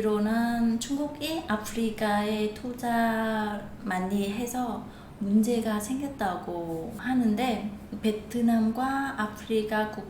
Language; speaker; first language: Korean; non-native, fluent; Vietnamese